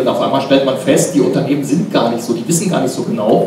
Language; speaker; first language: German; native; German